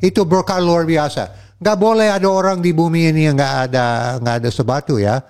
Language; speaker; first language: Indonesian; non-native, fluent; English